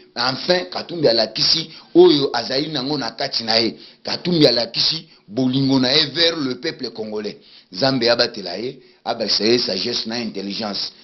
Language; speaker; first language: Lingala; native; Lingala